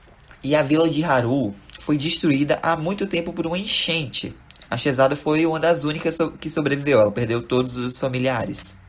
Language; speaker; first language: Portuguese; native; Portuguese